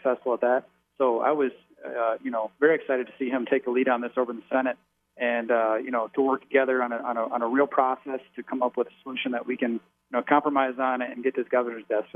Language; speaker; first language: English; native; English